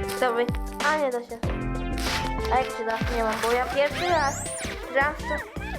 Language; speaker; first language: Polish; early bilingual, other home language; Ukrainian